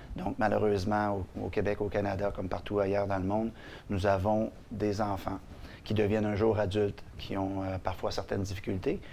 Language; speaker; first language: French; native; French